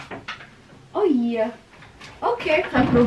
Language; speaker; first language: German; non-native, learner; Indonesian